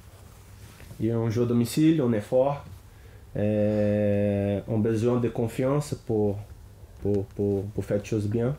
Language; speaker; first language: French; non-native, learner; Portuguese